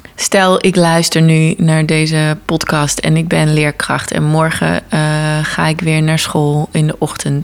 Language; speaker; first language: Dutch; native; Dutch